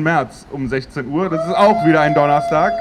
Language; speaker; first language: German; native; German